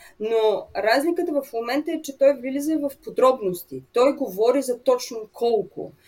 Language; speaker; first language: Bulgarian; native; Bulgarian